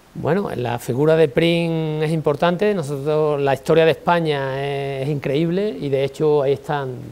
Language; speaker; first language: Spanish; native; Spanish